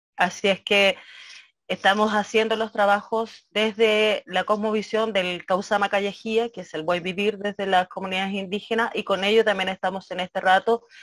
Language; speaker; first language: Spanish; native; Spanish